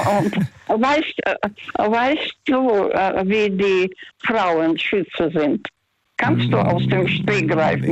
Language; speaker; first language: German; early bilingual, heritage; Russian